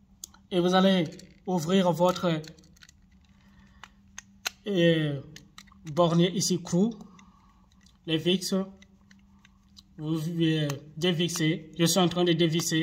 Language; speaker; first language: French; non-native, local second language; Arabic